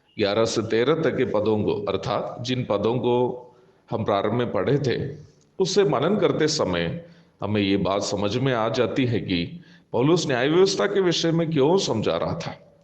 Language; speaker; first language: Hindi; non-native, local second language; Malayalam